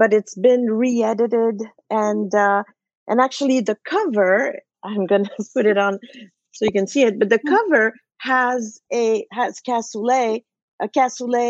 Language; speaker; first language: English; non-native, fluent; French